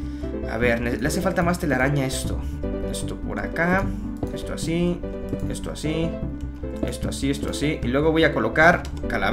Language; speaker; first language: Spanish; native; Spanish